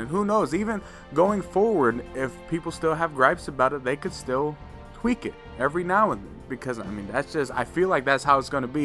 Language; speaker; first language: English; native; English